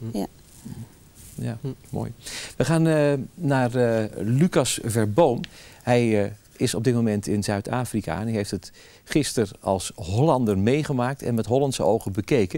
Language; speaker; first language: Dutch; native; Dutch